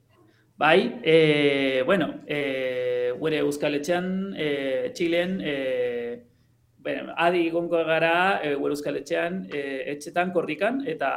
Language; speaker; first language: Basque; non-native, learner; Spanish